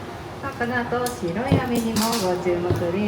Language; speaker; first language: Japanese; native; Japanese